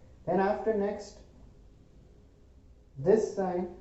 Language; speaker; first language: English; non-native, local second language; Hindi